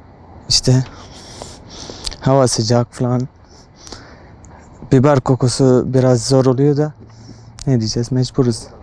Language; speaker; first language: Turkish; non-native, learner; Arabic